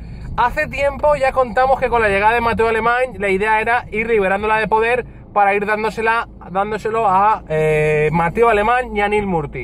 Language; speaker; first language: Spanish; native; Spanish